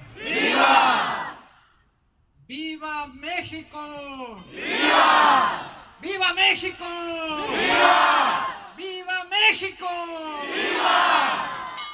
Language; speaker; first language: Spanish; native; Spanish